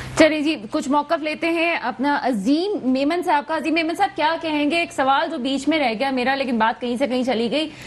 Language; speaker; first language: Urdu; native; Urdu